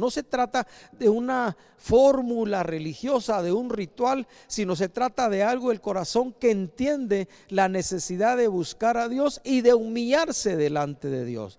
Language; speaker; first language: Spanish; native; Spanish